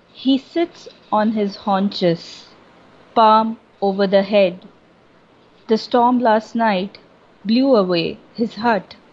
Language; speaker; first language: English; non-native, local second language; Bangla